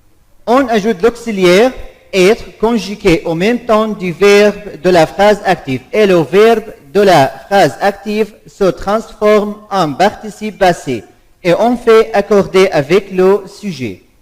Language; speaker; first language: French; non-native, fluent; Arabic